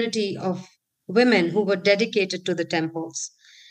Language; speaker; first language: English; non-native, local second language; Hindi